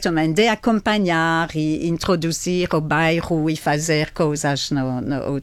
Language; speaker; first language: Portuguese; non-native, learner; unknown